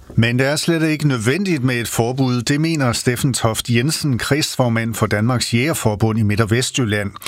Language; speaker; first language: Danish; native; Danish